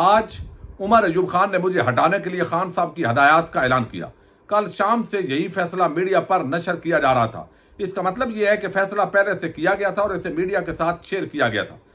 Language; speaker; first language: Urdu; native; Urdu